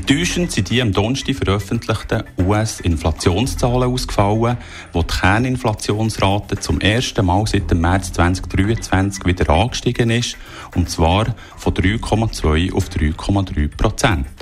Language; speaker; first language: German; native; German